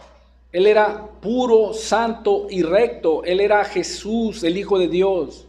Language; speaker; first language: Spanish; native; Spanish